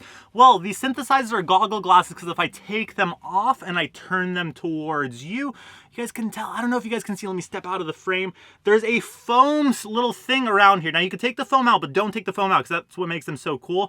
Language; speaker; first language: English; native; English